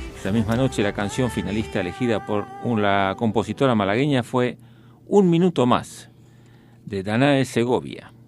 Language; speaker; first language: Spanish; native; Spanish